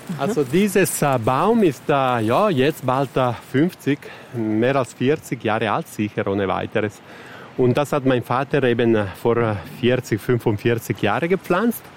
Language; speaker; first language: German; non-native, local second language; Italian